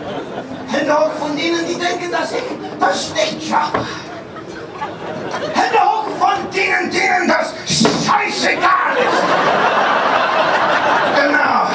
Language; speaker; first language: German; non-native, fluent; English